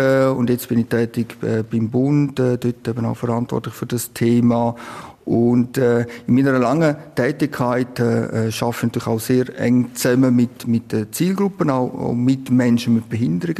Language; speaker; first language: German; native; German